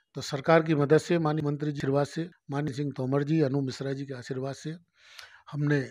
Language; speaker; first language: Hindi; native; Hindi